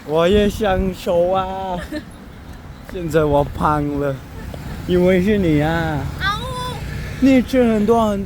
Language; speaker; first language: Chinese; non-native, learner; Mongolian